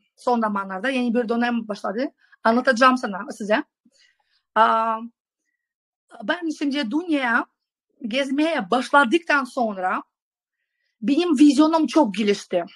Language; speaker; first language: Turkish; non-native, fluent; Russian